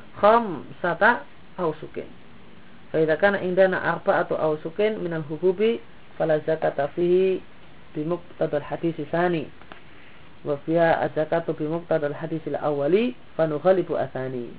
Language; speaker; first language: Arabic; non-native, fluent; Indonesian